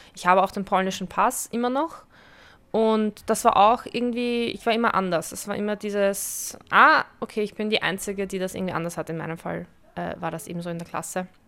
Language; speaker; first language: German; early bilingual, other home language; Polish